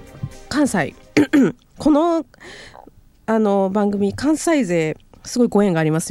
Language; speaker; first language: Japanese; native; Japanese